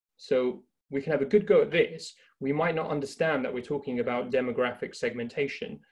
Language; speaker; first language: English; native; English